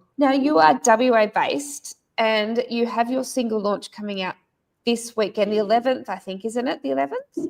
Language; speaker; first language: English; native; English